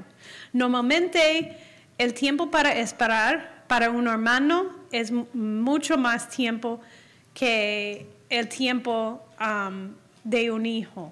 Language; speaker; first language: Spanish; non-native, fluent; English